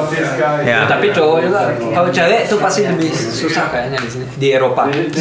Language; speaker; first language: Indonesian; early bilingual, heritage; German